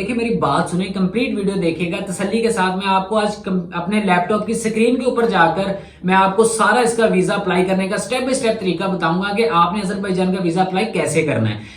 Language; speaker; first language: Urdu; non-native, local second language; Punjabi